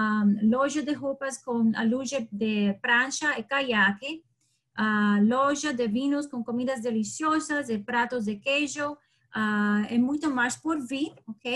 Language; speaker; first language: Portuguese; non-native, learner; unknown